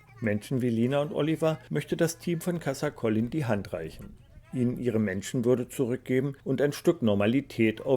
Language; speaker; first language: German; native; German